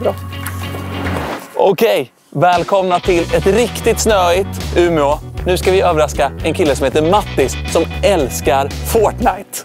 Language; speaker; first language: Swedish; native; Swedish